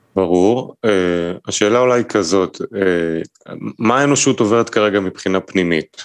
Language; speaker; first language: Hebrew; native; Hebrew